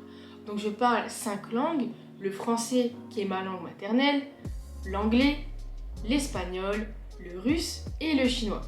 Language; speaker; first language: French; native; French